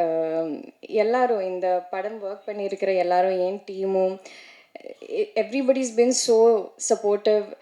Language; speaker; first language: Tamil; non-native, learner; Malayalam